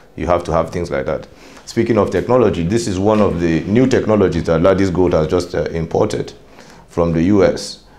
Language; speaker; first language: English; non-native, local second language; Hausa